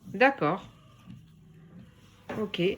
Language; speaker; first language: French; native; French